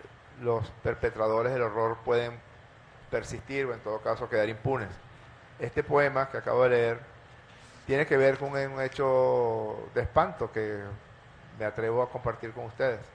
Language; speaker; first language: Spanish; native; Spanish